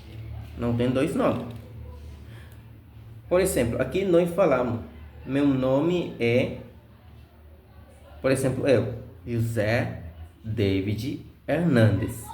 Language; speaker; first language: Portuguese; non-native, fluent; Spanish